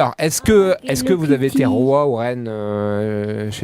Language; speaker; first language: French; native; French